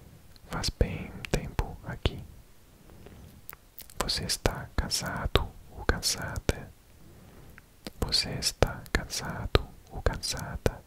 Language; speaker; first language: Portuguese; non-native, learner; English